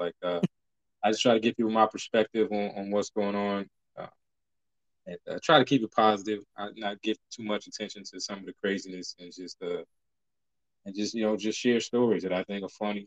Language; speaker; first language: English; native; English